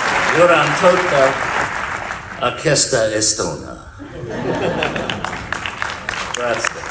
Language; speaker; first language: Catalan; non-native, learner; English